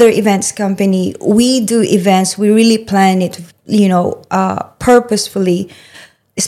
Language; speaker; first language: English; non-native, local second language; Filipino